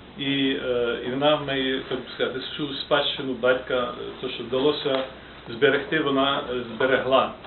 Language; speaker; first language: Ukrainian; early bilingual, heritage; Ukrainian